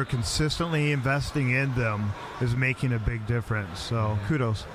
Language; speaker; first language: English; native; English